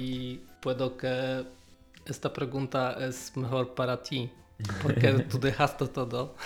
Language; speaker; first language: Spanish; non-native, learner; Polish